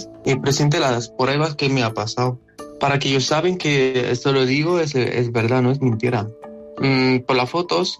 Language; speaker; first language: Spanish; non-native, learner; Arabic